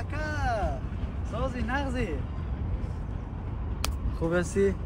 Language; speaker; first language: Persian; native; Persian